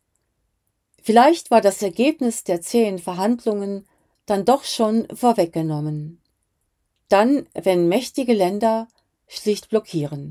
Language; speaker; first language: German; native; German